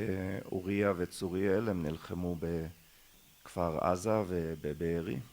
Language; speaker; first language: Hebrew; early bilingual, other home language; German